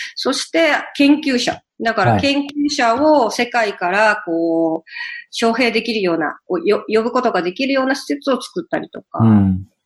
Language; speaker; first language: Japanese; native; Japanese